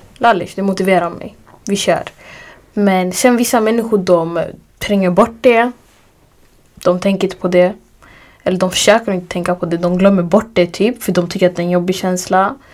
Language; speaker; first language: Swedish; early bilingual, other home language; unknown